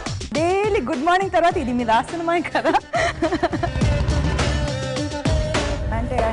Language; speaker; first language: Telugu; non-native, fluent; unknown